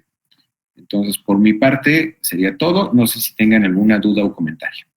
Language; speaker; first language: Spanish; native; Spanish